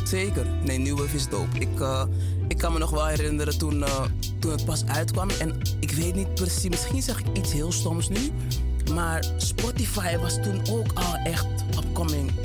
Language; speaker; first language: Dutch; early bilingual, other home language; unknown